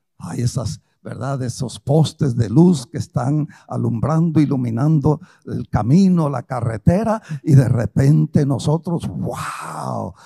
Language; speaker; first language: Spanish; early bilingual, other home language; Portuguese